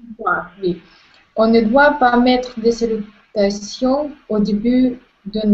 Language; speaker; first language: French; non-native, learner; Russian